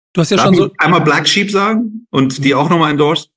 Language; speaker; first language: German; non-native, fluent; Persian